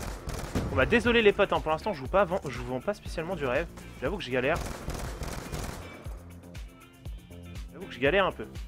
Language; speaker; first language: French; native; French